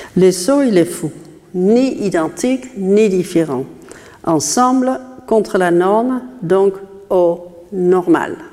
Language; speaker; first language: French; non-native, fluent; Dutch